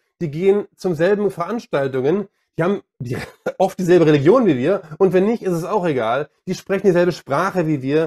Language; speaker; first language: German; native; German